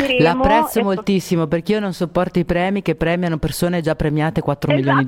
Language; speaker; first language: Italian; native; Italian